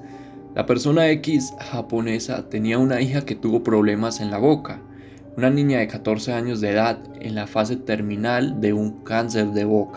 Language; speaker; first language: Spanish; native; Spanish